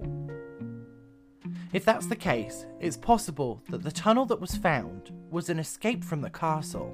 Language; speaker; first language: English; native; English